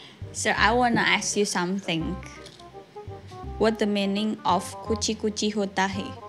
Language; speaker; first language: English; non-native, learner; Indonesian